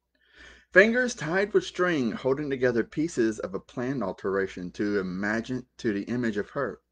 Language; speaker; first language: English; native; English